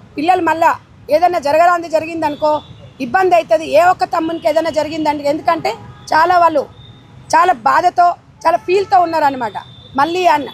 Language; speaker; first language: Telugu; native; Telugu